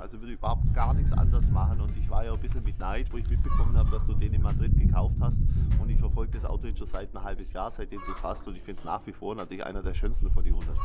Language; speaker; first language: German; native; German